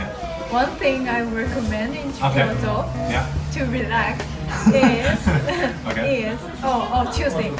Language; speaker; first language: English; non-native, fluent; Japanese